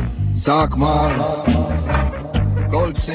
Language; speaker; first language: German; non-native, learner; Dutch